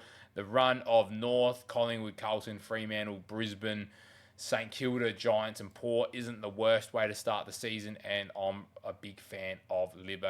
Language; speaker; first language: English; native; English